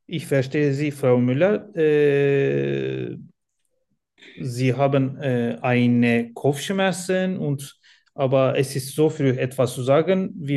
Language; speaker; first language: German; non-native, learner; Turkish